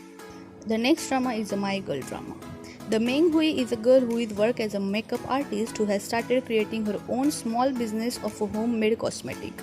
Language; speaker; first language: English; non-native, fluent; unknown